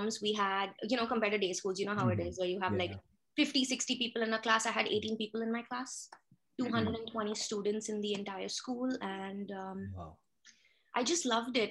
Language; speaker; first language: English; non-native, local second language; Hindi